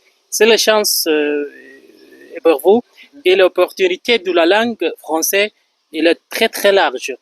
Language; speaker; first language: French; non-native, fluent; Arabic